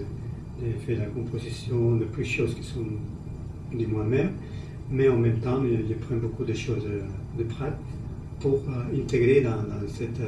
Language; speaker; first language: French; non-native, learner; Spanish